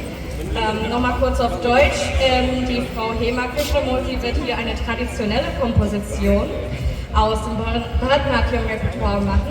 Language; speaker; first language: German; non-native, fluent; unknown